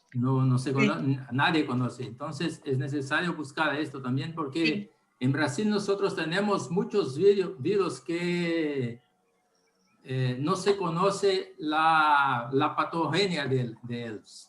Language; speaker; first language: Spanish; non-native, learner; Portuguese